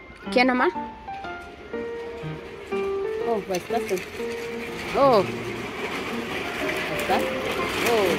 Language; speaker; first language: German; non-native, learner; Thai